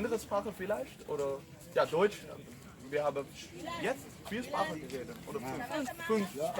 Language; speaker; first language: German; non-native, learner; Dutch